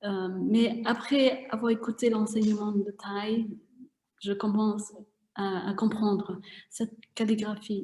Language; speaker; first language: French; non-native, fluent; Vietnamese